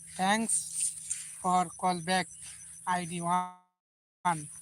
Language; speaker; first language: English; non-native, local second language; Bangla